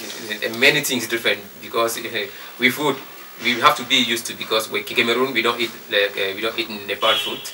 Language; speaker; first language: English; non-native, learner; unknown